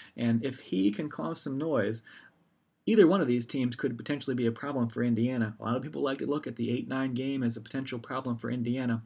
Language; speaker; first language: English; native; English